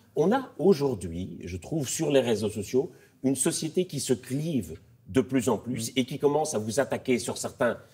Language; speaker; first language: French; native; French